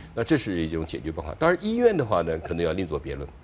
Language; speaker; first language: Chinese; native; Chinese